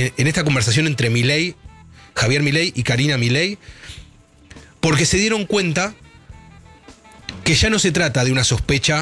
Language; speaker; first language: Spanish; native; Spanish